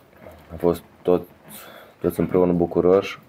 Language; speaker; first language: Romanian; early bilingual, heritage; Romanian